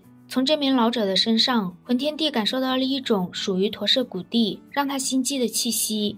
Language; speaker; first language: Chinese; native; Chinese